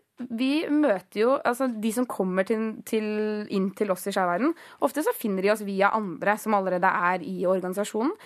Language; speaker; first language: Norwegian; early bilingual, other home language; Greek